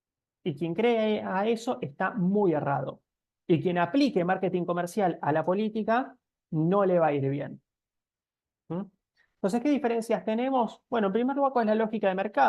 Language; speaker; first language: Spanish; native; Spanish